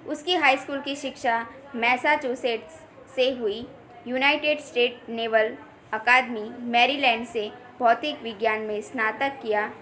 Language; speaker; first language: Hindi; non-native, local second language; Gujarati